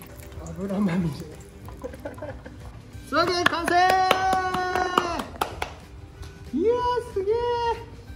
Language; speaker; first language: Japanese; native; Japanese